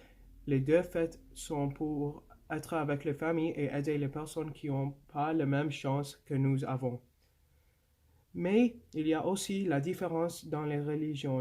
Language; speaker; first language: French; non-native, local second language; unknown